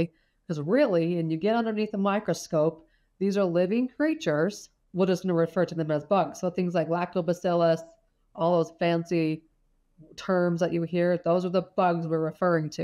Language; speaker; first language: English; native; English